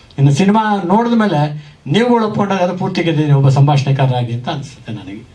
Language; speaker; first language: Kannada; native; Kannada